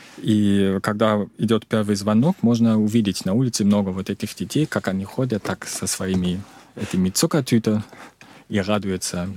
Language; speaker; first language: Russian; non-native, fluent; German